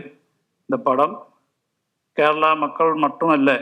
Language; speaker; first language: Tamil; non-native, local second language; Malayalam